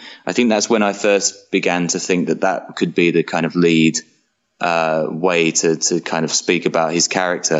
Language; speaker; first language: English; native; English